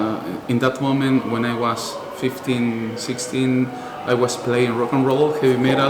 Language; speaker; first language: English; non-native, learner; Spanish